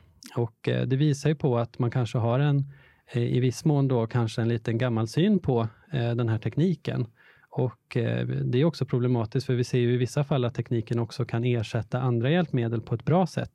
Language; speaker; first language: Swedish; native; Swedish